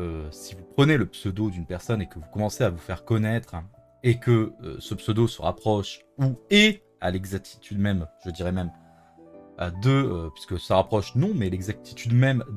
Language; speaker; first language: French; native; French